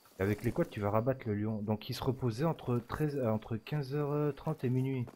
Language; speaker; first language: French; native; French